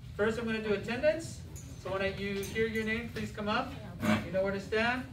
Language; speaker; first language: English; native; English